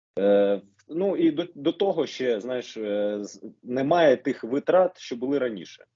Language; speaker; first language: Ukrainian; non-native, local second language; Russian